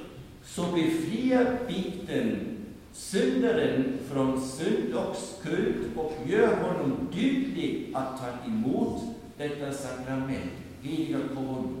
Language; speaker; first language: Swedish; non-native, fluent; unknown